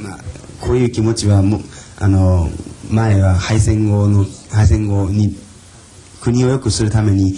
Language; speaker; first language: Japanese; non-native, fluent; Chinese